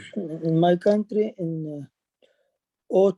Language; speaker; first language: English; non-native, learner; Arabic